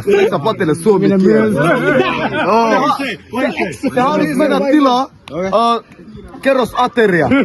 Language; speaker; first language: Finnish; non-native, learner; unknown